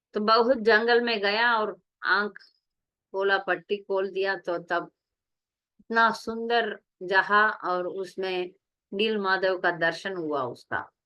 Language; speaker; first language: Hindi; non-native, local second language; Tamil